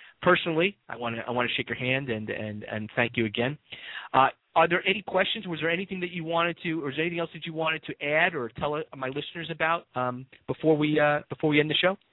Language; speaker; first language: English; native; English